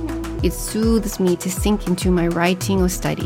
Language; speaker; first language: English; non-native, local second language; Malay